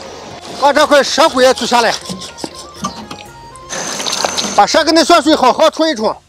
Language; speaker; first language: Chinese; native; Chinese